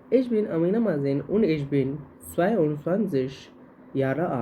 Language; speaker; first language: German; non-native, learner; Hindi